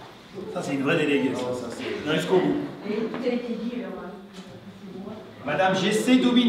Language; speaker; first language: French; native; French